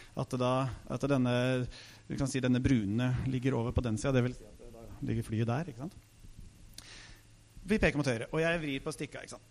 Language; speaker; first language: Norwegian; native; Norwegian